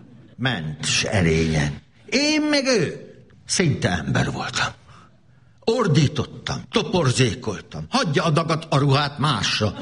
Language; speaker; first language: Hungarian; native; Hungarian